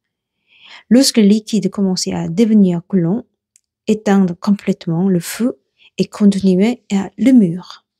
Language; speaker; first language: French; non-native, learner; Korean